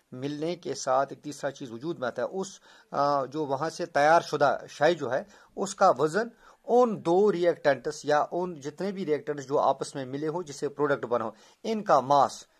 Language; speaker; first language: Urdu; non-native, local second language; Kashmiri